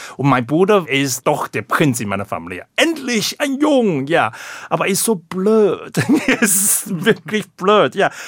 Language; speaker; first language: German; non-native, fluent; Chinese